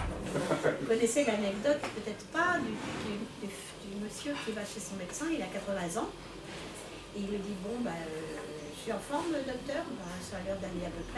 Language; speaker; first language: French; native; French